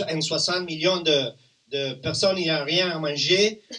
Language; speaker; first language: French; non-native, learner; Italian